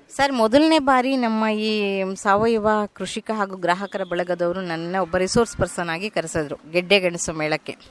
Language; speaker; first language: Kannada; native; Kannada